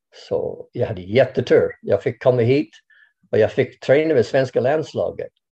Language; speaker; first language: Swedish; non-native, fluent; English